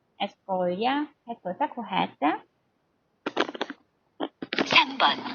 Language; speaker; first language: Portuguese; non-native, learner; Korean